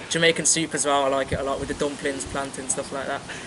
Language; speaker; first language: English; native; English